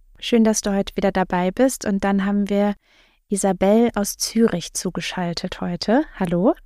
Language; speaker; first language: German; native; German